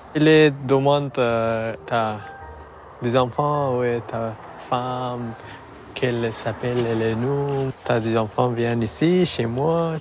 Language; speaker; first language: French; non-native, learner; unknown